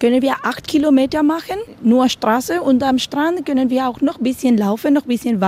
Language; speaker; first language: German; non-native, learner; Spanish